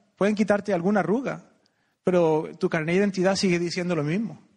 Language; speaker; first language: Spanish; native; Spanish